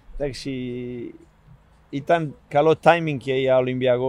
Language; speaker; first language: Greek; non-native, learner; Serbian